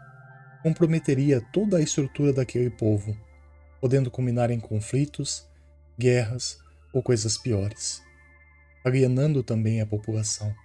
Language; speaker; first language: Portuguese; native; Portuguese